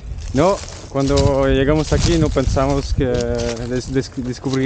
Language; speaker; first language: Spanish; non-native, learner; French